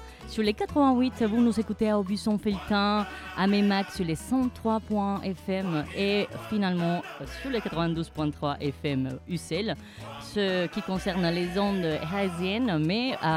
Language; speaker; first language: French; native; French